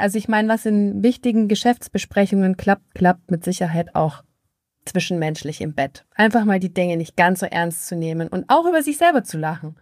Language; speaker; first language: German; native; German